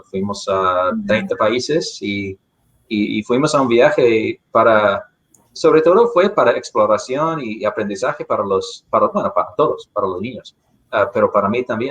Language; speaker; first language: Spanish; non-native, fluent; English